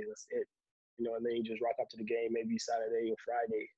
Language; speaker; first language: English; native; English